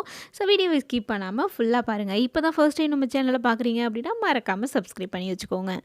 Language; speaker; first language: Tamil; native; Tamil